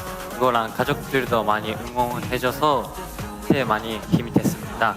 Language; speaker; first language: Korean; non-native, learner; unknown